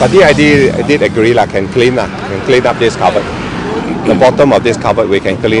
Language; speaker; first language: English; non-native, local second language; Chinese